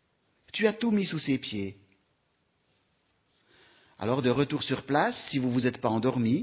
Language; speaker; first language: French; native; French